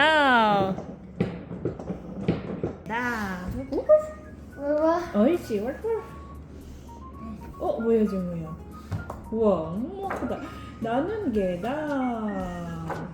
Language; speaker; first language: Korean; non-native, learner; Cebuano